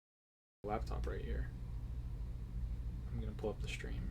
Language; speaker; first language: English; native; English